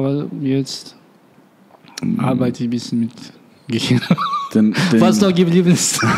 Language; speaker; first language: German; non-native, learner; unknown